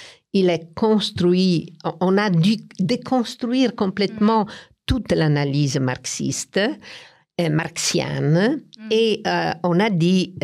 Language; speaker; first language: French; non-native, fluent; Italian